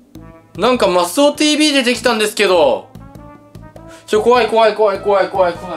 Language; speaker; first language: Japanese; native; Japanese